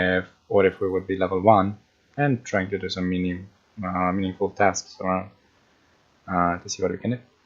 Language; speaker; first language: English; non-native, fluent; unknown